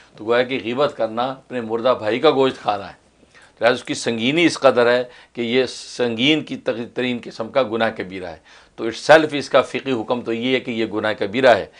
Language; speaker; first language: Urdu; native; Urdu